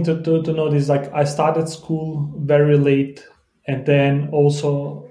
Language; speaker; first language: English; non-native, fluent; Bosnian